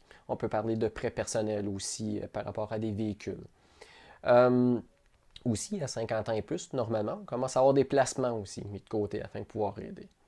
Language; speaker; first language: French; native; French